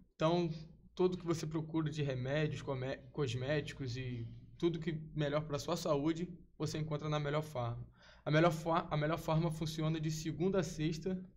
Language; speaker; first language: Portuguese; native; Portuguese